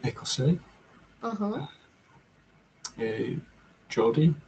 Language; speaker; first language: French; non-native, learner; English